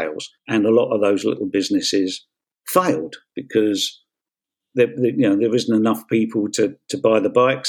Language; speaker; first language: English; native; English